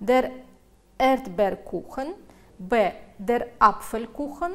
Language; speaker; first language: German; non-native, fluent; Uzbek